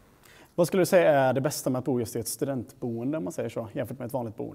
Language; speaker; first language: Swedish; native; Swedish